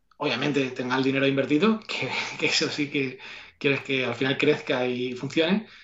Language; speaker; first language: Spanish; native; Spanish